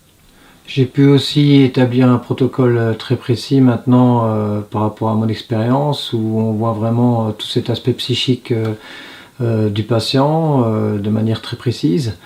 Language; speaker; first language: French; native; French